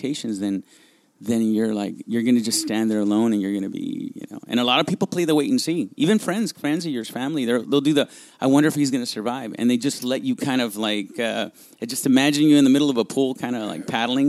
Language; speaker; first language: English; early bilingual, other home language; Spanish